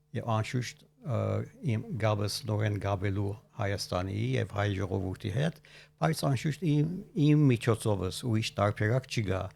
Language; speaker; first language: Armenian; early bilingual, heritage; Armenian